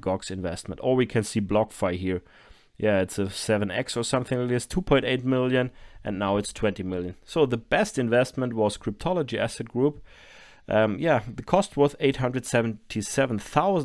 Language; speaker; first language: English; non-native, fluent; German